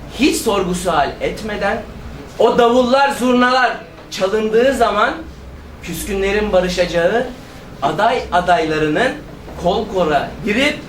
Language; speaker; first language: Turkish; native; Turkish